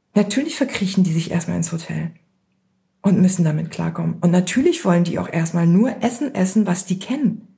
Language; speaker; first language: German; native; German